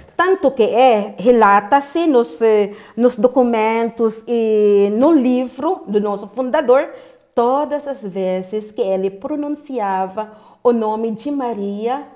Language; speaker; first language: Portuguese; non-native, fluent; Filipino